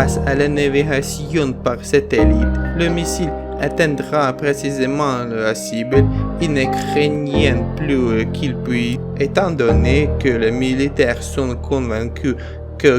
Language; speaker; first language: French; non-native, fluent; Ukrainian